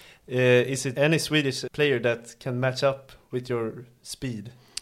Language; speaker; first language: English; non-native, fluent; Swedish